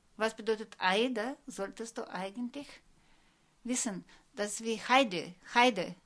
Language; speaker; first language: German; non-native, fluent; Russian